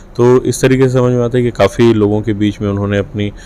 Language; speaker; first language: Hindi; native; Hindi